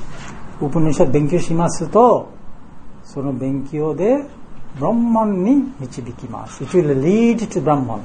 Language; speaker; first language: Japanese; non-native, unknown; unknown